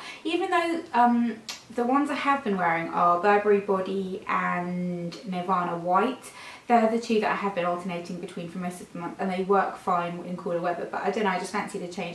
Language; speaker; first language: English; native; English